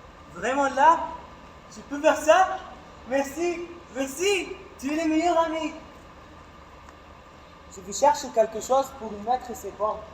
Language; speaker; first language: French; non-native, learner; Arabic